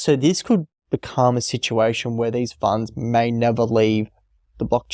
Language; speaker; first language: English; native; English